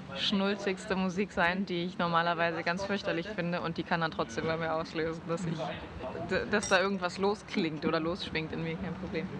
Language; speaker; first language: German; native; German